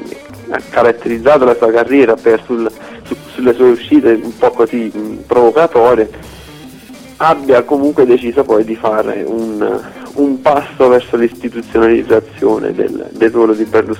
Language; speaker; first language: Italian; native; Italian